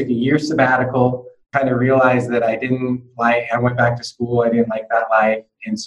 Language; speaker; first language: English; native; English